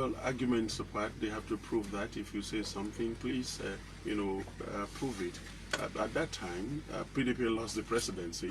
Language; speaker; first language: English; non-native, local second language; Yoruba